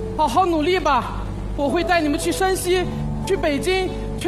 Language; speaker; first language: Chinese; native; Chinese